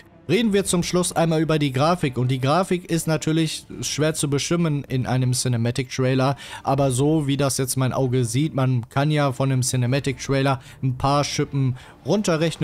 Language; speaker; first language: German; native; German